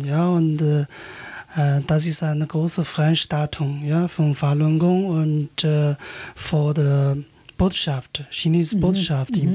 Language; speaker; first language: German; non-native, learner; Chinese